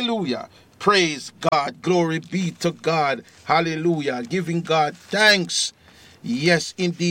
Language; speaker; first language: English; native; English